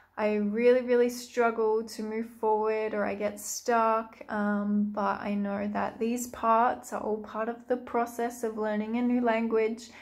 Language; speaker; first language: English; native; English